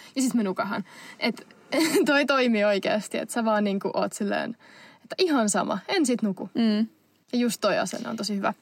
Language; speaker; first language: Finnish; non-native, local second language; Swedish